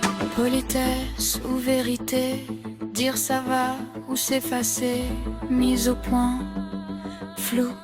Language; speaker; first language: French; native; French